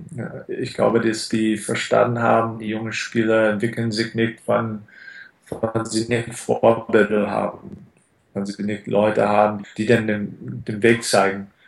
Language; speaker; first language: German; non-native, fluent; English